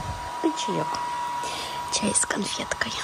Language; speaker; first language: Russian; native; Russian